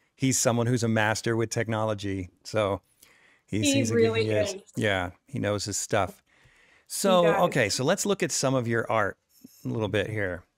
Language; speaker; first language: English; native; English